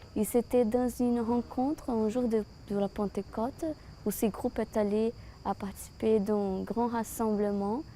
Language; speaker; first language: French; non-native, fluent; Portuguese